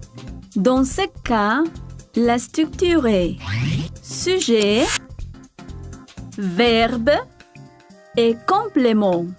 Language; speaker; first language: French; non-native, fluent; Spanish